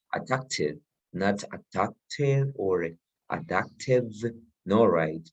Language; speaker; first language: English; non-native, fluent; Spanish